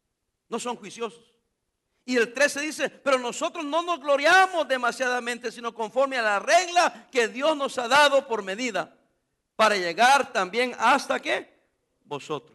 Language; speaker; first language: Spanish; native; Spanish